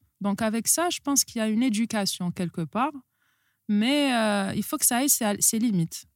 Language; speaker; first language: French; non-native, local second language; Arabic